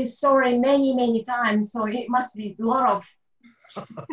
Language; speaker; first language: English; non-native, learner; Japanese